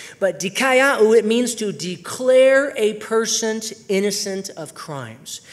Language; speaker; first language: English; native; English